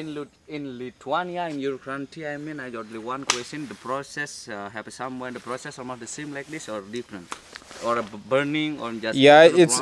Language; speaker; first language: English; non-native, learner; Indonesian